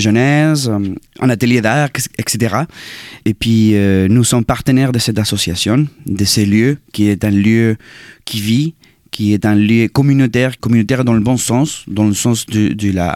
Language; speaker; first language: French; non-native, fluent; Spanish